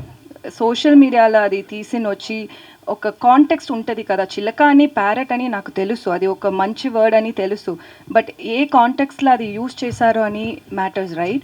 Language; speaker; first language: Telugu; non-native, learner; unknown